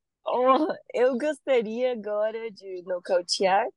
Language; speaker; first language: Portuguese; non-native, learner; Spanish